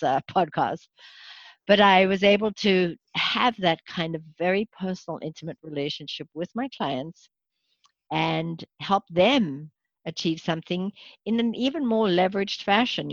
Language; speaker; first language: English; native; English